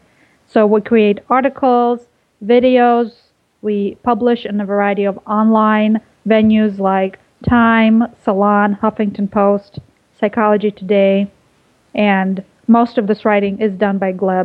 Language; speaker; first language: English; early bilingual, other home language; Russian